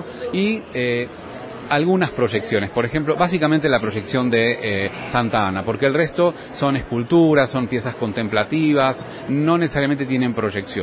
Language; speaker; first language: Spanish; native; Spanish